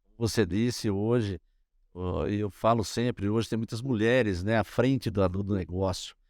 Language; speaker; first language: Portuguese; native; Portuguese